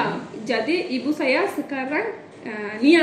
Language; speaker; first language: Indonesian; non-native, learner; Turkish